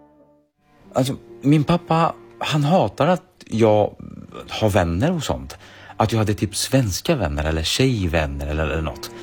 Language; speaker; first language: Swedish; early bilingual, other home language; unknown